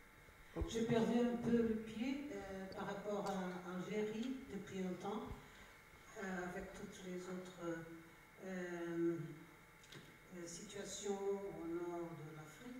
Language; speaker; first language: French; non-native, fluent; Portuguese